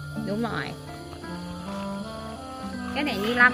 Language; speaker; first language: Vietnamese; non-native, learner; Thai